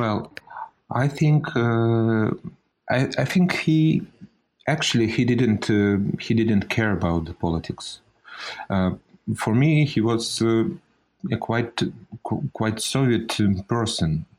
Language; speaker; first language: English; non-native, fluent; Russian